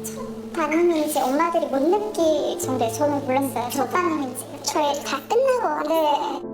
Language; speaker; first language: Korean; native; Korean